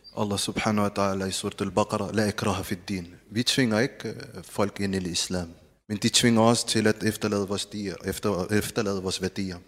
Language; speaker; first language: Danish; non-native, fluent; Arabic